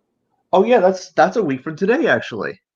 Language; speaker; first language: English; native; English